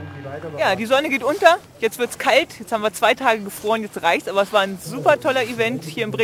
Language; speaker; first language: German; native; German